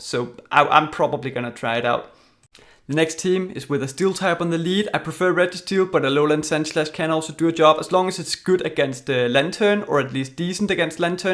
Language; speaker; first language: English; native; English